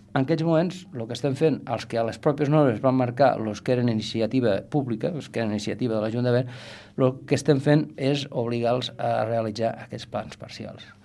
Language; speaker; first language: Catalan; native; Catalan